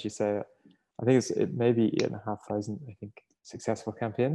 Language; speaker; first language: English; native; English